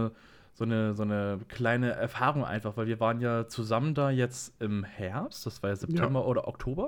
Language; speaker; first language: German; native; German